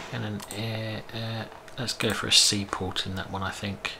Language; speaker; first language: English; native; English